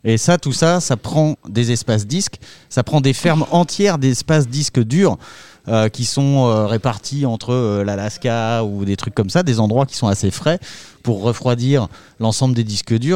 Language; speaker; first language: French; native; French